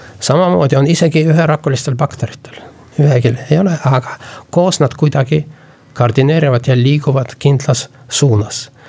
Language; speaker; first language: Estonian; non-native, local second language; Russian